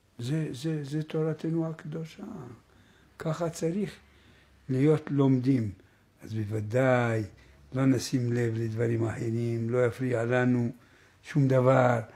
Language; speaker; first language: Hebrew; native; Hebrew